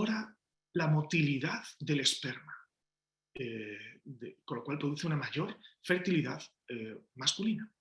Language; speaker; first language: Spanish; native; Spanish